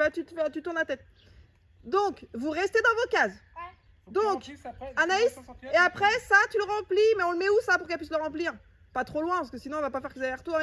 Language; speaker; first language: French; native; French